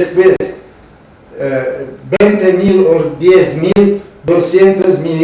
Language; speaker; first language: Spanish; non-native, learner; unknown